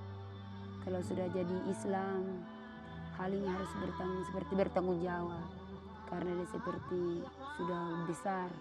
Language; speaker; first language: Indonesian; non-native, local second language; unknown